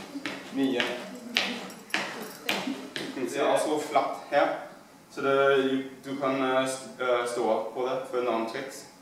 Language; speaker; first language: Norwegian; non-native, learner; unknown